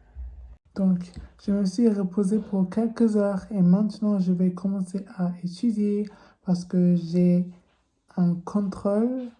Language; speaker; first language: French; non-native, learner; English